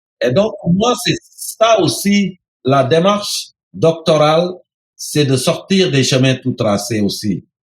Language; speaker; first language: French; non-native, local second language; Serer